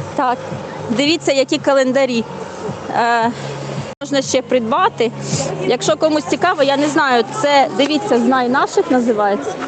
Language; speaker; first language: Ukrainian; native; Ukrainian